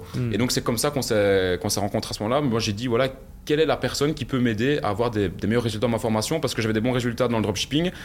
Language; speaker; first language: French; native; French